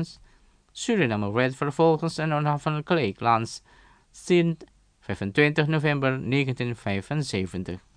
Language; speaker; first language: Dutch; non-native, fluent; Indonesian